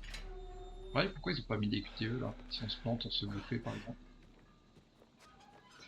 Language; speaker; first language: French; native; French